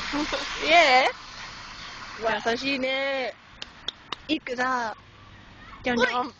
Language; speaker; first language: Japanese; non-native, learner; English